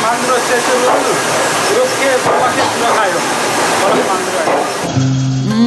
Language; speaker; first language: Korean; non-native, learner; Nepali